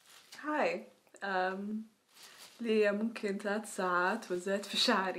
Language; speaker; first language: Arabic; native; Arabic